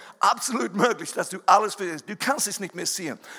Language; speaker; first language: German; non-native, fluent; English